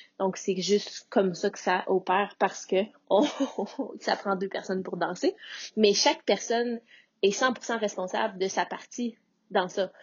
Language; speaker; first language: French; native; French